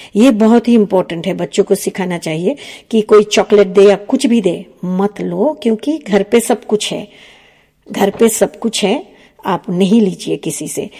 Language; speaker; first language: Hindi; early bilingual, heritage; Hindi